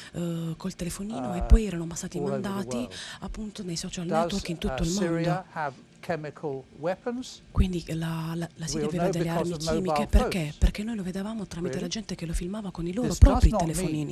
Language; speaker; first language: Italian; native; Italian